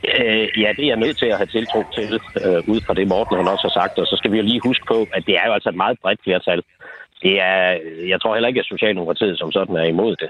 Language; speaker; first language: Danish; native; Danish